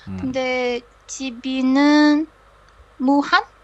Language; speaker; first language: Korean; non-native, learner; Chinese